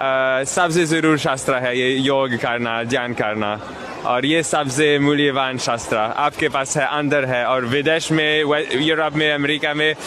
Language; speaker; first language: Hindi; non-native, learner; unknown